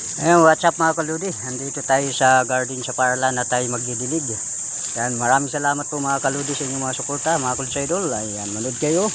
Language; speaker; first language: Filipino; native; Filipino